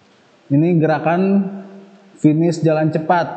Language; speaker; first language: Indonesian; native; Indonesian